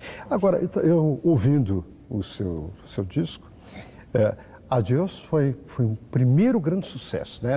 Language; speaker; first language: Portuguese; native; Portuguese